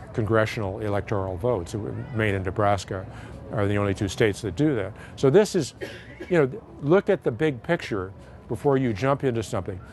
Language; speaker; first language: English; native; English